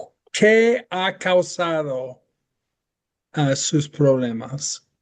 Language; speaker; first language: Spanish; non-native, fluent; English